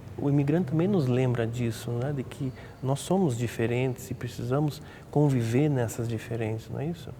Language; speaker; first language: Portuguese; native; Portuguese